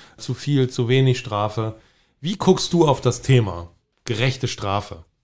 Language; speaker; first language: German; native; German